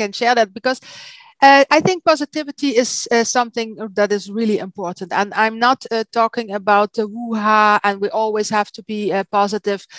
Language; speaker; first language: English; non-native, fluent; Dutch